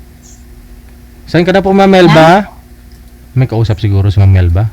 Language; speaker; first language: Filipino; native; Filipino